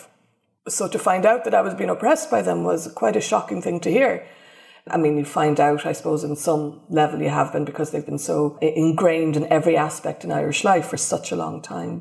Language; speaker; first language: English; native; English